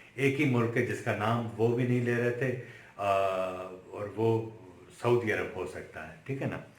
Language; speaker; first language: Urdu; non-native, local second language; Sindhi